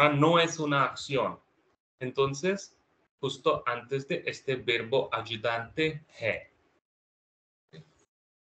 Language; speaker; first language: Spanish; non-native, fluent; Hindi